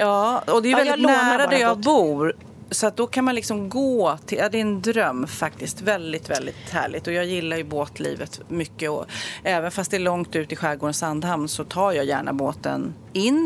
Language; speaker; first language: Swedish; native; Swedish